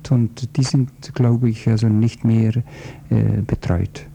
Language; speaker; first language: German; non-native, fluent; Croatian